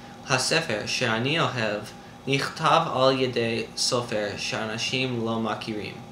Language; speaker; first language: Hebrew; non-native, learner; English